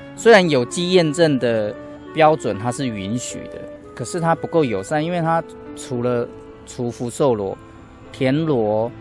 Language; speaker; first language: Chinese; native; Chinese